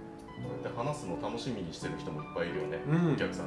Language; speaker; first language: Japanese; native; Japanese